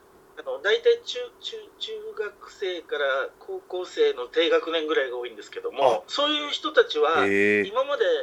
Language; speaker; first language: Japanese; native; Japanese